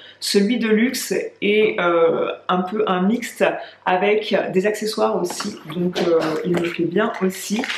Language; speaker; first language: French; native; French